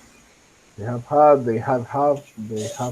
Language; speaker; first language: English; non-native, fluent; Spanish